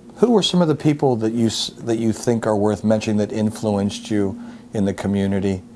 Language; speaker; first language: English; native; English